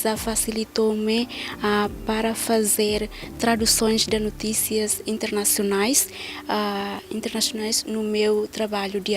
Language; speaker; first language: Portuguese; non-native, fluent; Tetum